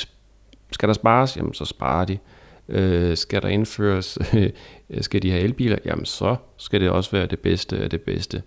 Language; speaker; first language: Danish; native; Danish